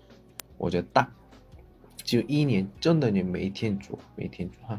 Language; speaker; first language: Chinese; non-native, learner; Korean